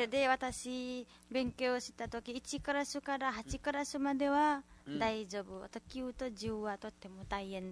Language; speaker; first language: Japanese; non-native, learner; Nepali